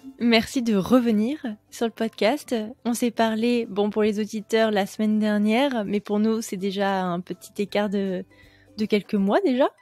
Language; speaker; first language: French; native; French